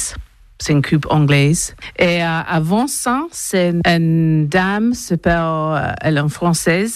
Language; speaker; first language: French; non-native, learner; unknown